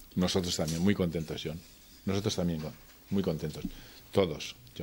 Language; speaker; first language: Spanish; native; Spanish